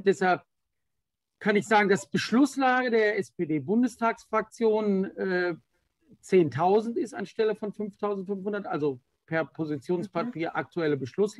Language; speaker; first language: German; native; German